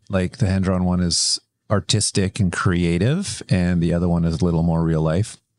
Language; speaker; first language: English; native; English